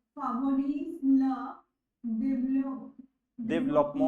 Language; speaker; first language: French; non-native, learner; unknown